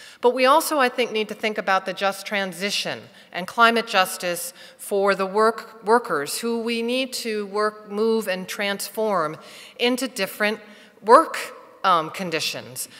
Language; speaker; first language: English; native; English